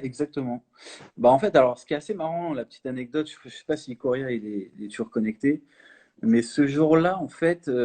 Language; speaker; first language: French; native; French